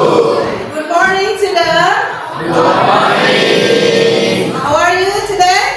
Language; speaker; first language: English; non-native, learner; Indonesian